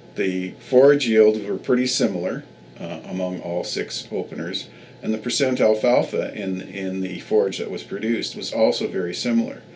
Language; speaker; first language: English; native; English